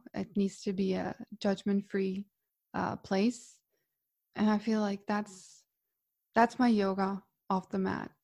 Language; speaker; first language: English; non-native, fluent; Croatian